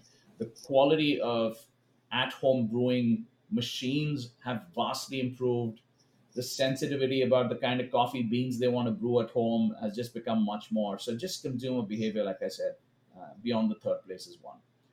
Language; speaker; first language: English; non-native, local second language; Hindi